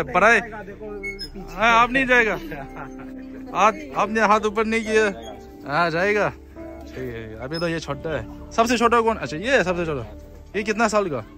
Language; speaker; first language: Hindi; non-native, local second language; Tibetan